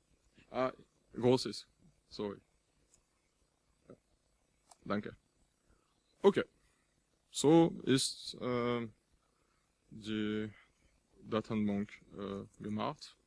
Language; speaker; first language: German; non-native, fluent; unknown